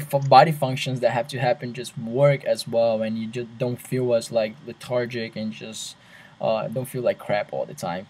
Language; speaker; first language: English; non-native, fluent; Portuguese